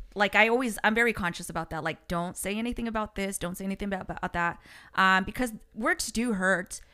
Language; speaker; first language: English; early bilingual, other home language; Spanish